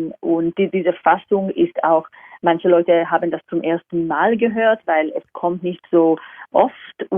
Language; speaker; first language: German; non-native, fluent; Hebrew